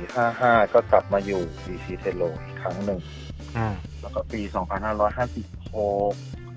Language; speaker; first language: Thai; native; Thai